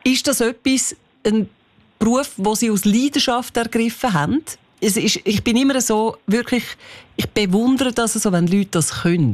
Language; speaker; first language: German; native; German